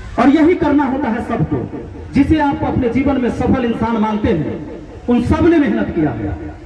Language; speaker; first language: Hindi; native; Hindi